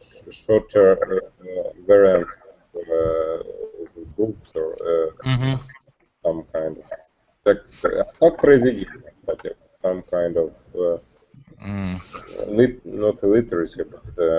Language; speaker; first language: English; non-native, learner; Russian